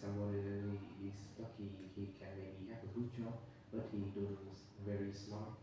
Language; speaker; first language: English; non-native, learner; Vietnamese